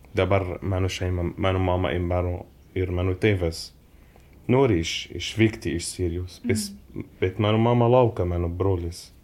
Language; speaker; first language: Lithuanian; non-native, learner; Arabic